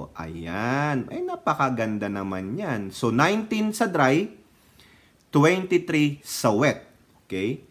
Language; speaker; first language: Filipino; native; Filipino